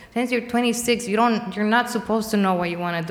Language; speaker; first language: English; non-native, fluent; Romanian